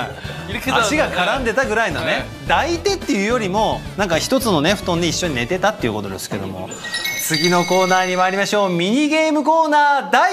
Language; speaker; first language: Japanese; native; Japanese